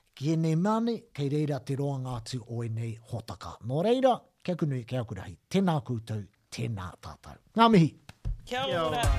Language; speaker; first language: Māori; non-native, local second language; English